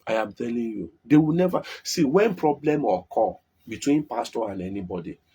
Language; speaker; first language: English; non-native, local second language; Yoruba